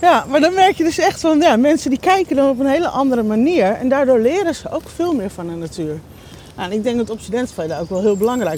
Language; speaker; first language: Dutch; native; Dutch